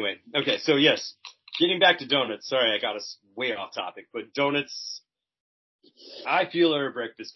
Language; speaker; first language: English; native; English